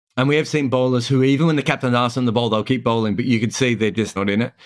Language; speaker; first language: English; native; English